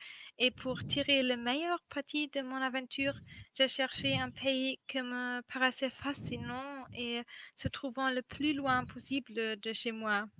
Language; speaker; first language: French; non-native, fluent; German